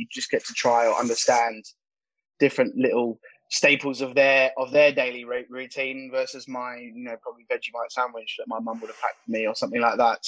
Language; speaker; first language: English; native; English